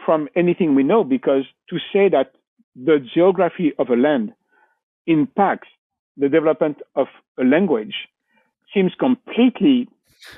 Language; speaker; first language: English; non-native, fluent; French